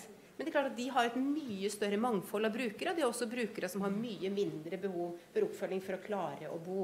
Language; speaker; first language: Norwegian; native; Norwegian